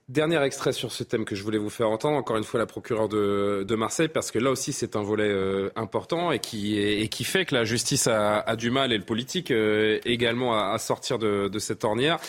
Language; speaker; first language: French; native; French